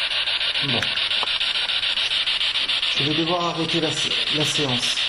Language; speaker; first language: French; native; French